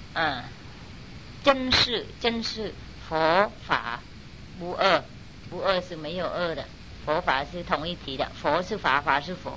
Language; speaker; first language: Chinese; non-native, fluent; Vietnamese